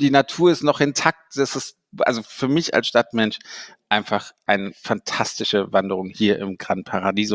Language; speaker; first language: German; native; German